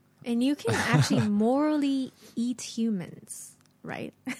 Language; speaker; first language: English; non-native, fluent; Japanese